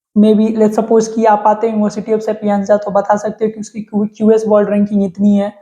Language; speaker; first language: Hindi; native; Hindi